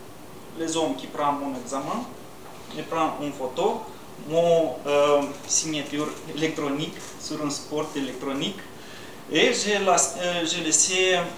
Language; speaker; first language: French; non-native, learner; Romanian